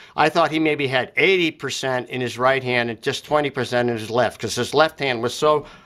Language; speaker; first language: English; native; English